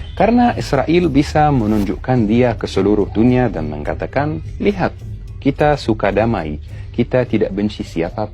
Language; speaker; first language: Indonesian; non-native, fluent; Arabic